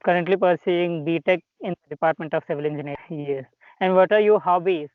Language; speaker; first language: English; non-native, local second language; Telugu